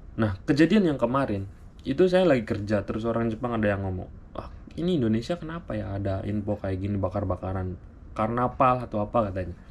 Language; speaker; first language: Indonesian; native; Indonesian